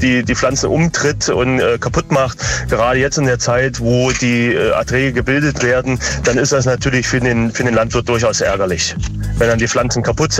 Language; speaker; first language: German; native; German